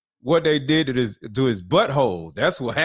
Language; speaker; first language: English; native; English